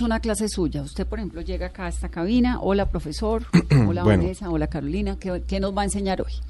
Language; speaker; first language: Spanish; native; Spanish